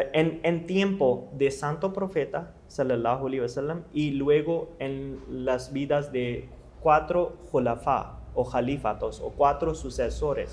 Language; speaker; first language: Spanish; non-native, learner; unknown